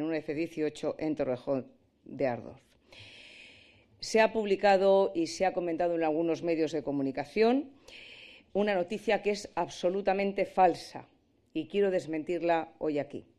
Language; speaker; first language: Spanish; native; Spanish